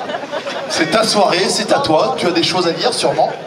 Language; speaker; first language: French; native; French